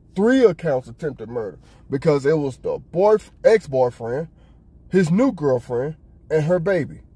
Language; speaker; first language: English; native; English